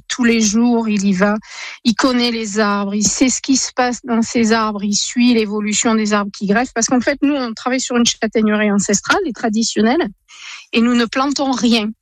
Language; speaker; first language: French; native; French